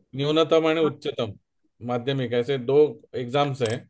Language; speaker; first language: Hindi; non-native, local second language; Marathi